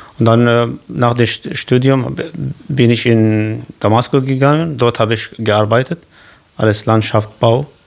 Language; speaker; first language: German; non-native, learner; Kurdish